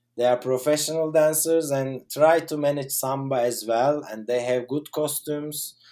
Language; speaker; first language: English; non-native, fluent; Turkish